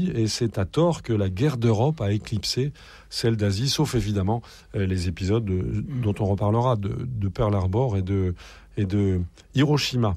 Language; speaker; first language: French; native; French